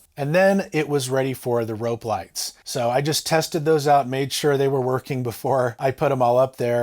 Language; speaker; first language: English; native; English